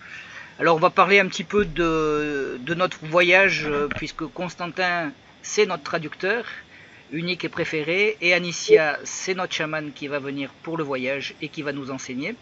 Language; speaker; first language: French; native; French